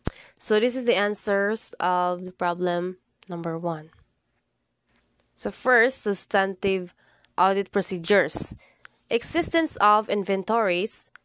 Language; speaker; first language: English; non-native, local second language; Cebuano